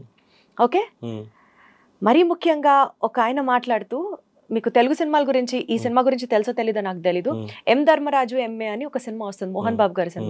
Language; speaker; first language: Telugu; native; Telugu